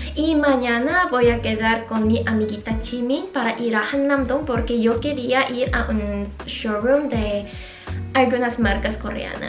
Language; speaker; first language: Spanish; non-native, local second language; Korean